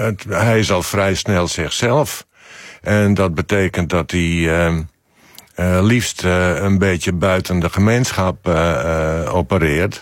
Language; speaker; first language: Dutch; native; Dutch